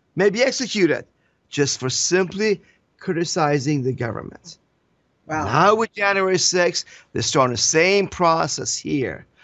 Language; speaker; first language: English; non-native, fluent; Persian